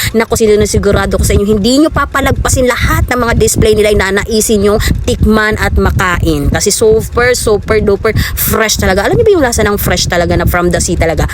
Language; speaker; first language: Filipino; non-native, local second language; Cebuano